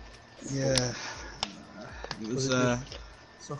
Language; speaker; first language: English; native; English